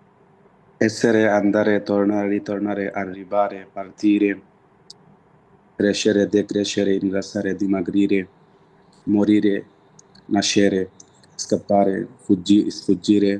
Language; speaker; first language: Italian; non-native, learner; Bangla